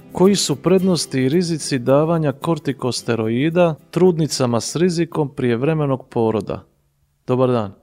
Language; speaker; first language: Croatian; native; Croatian